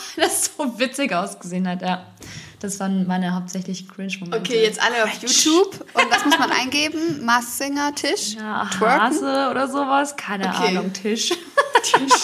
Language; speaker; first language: German; native; German